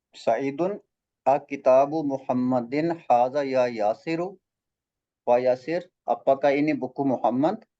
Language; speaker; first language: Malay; non-native, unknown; Arabic